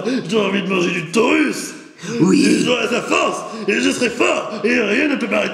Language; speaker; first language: French; native; French